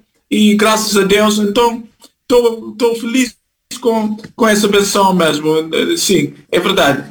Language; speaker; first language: Portuguese; non-native, fluent; Kabuverdianu